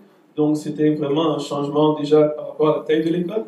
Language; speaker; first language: French; native; French